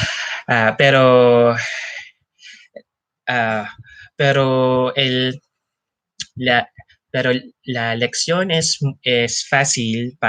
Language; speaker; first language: Spanish; non-native, learner; Filipino